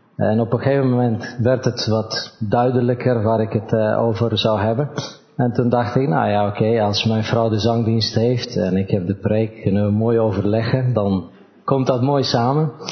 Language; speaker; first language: Dutch; early bilingual, other home language; Romanian